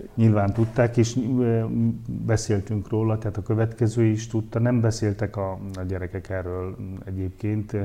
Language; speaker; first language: Hungarian; native; Hungarian